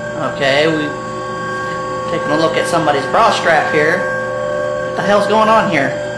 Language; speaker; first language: English; native; English